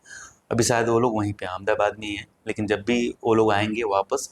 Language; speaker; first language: Hindi; native; Hindi